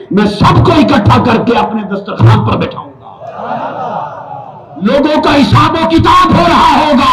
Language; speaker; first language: Urdu; non-native, local second language; Punjabi